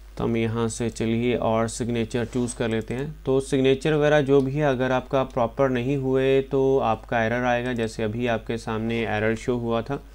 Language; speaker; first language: Hindi; non-native, local second language; Punjabi